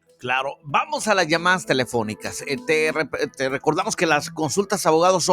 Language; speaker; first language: Spanish; native; Spanish